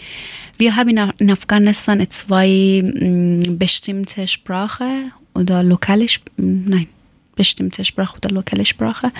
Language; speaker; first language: German; non-native, learner; Persian